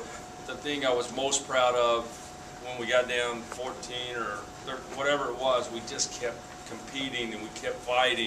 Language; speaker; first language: English; native; English